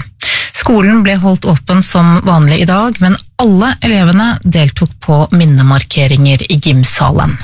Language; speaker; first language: Norwegian; native; Norwegian